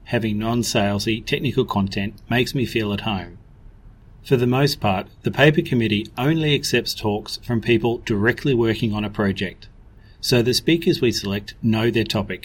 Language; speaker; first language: English; native; English